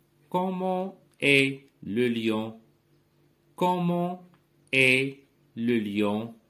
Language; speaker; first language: French; non-native, local second language; Arabic